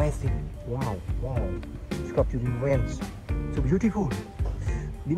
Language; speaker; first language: English; non-native, learner; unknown